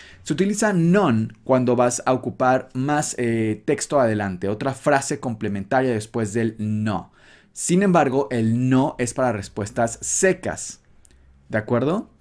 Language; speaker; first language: Spanish; native; Spanish